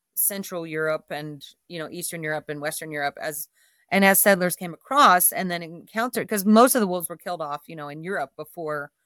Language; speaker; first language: English; native; English